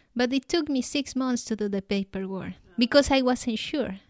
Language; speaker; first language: English; non-native, fluent; Spanish